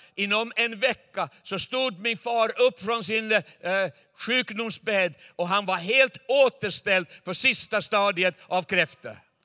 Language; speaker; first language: Swedish; non-native, fluent; Chinese